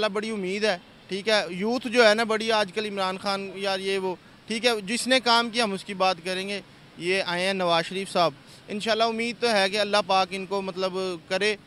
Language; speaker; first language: Urdu; non-native, local second language; Punjabi